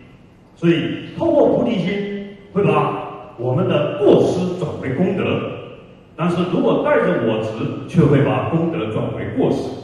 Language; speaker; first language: Chinese; native; Chinese